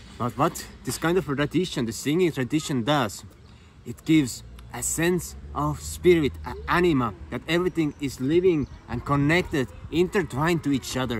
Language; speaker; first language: English; non-native, fluent; Estonian